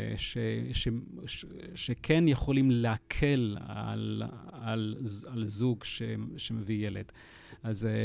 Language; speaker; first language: Hebrew; non-native, fluent; English